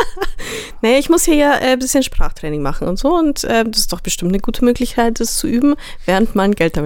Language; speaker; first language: German; native; German